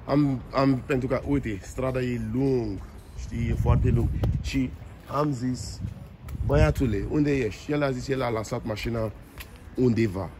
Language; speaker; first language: Romanian; non-native, learner; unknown